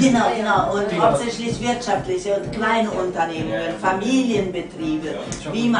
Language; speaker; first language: German; non-native, fluent; Hungarian